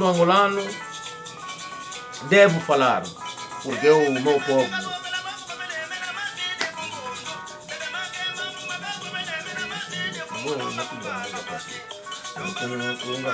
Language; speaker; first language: Portuguese; non-native, local second language; Kongo